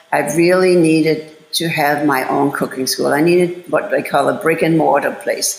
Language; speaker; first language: English; non-native, fluent; German